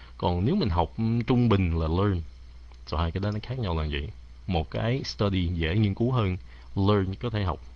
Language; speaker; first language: Vietnamese; early bilingual, heritage; Vietnamese